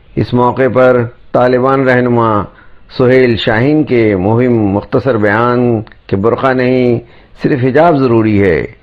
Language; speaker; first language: Urdu; native; Urdu